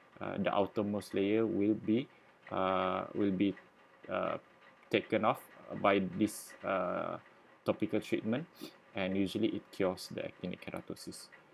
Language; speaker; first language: English; non-native, local second language; Malay